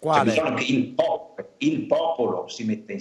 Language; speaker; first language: Italian; native; Italian